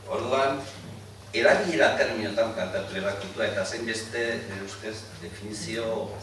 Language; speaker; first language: Basque; non-native, fluent; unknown